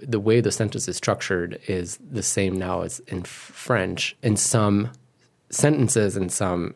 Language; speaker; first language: English; non-native, fluent; French